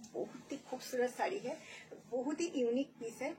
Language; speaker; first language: Hindi; non-native, local second language; Bangla